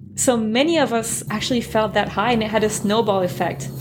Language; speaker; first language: English; early bilingual, other home language; French